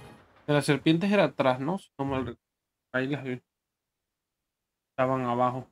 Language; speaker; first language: Spanish; native; Spanish